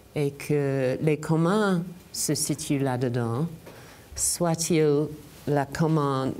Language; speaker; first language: French; non-native, fluent; English